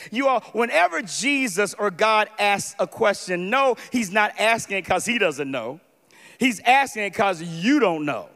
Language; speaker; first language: English; native; English